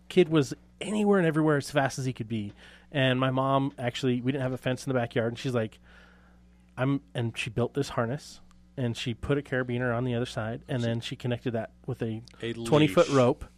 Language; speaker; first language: English; native; English